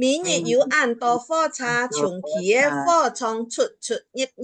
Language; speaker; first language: Chinese; early bilingual, heritage; Chinese